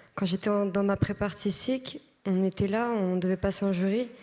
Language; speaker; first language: French; native; French